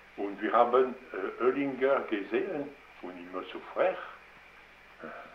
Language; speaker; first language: German; non-native, learner; French